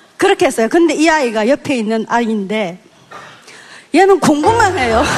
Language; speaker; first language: Korean; native; Korean